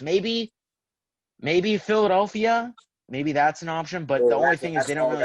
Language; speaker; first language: English; native; English